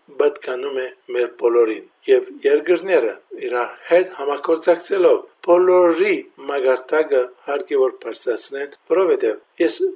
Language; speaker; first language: Armenian; early bilingual, heritage; Armenian